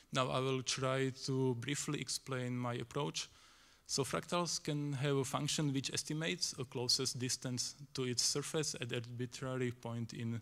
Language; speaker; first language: English; non-native, fluent; Slovak